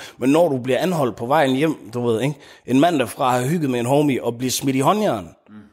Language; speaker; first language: Danish; early bilingual, other home language; Tigrinya